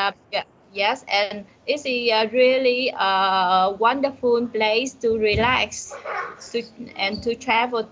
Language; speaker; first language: English; non-native, learner; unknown